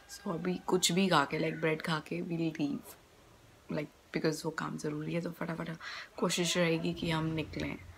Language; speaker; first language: Hindi; native; Hindi